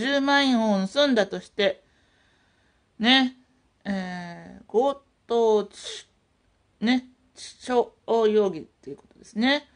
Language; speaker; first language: Japanese; native; Japanese